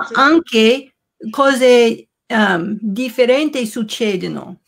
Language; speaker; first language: Italian; non-native, learner; English